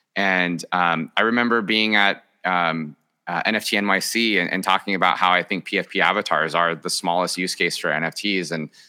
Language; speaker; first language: English; early bilingual, other home language; Spanish